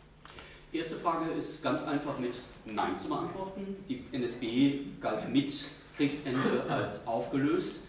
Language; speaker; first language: German; native; German